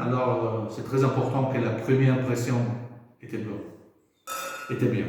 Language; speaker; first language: French; non-native, fluent; Italian